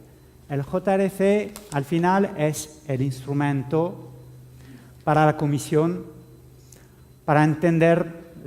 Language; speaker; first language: Spanish; non-native, fluent; French